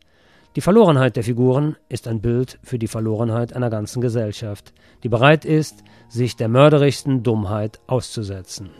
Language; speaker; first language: German; native; German